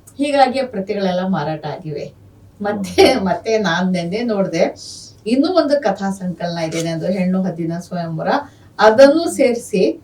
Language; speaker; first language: Kannada; non-native, local second language; Urdu